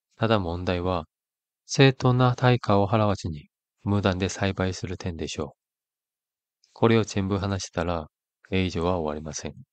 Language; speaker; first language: Japanese; non-native, fluent; Korean